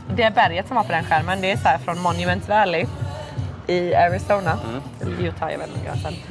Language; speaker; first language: Swedish; non-native, fluent; English